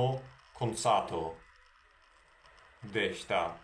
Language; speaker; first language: Japanese; non-native, learner; Spanish